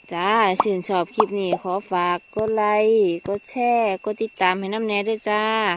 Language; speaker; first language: Thai; native; Thai